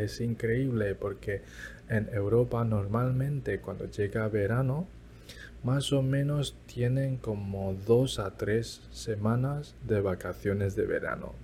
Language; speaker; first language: Spanish; early bilingual, other home language; Chinese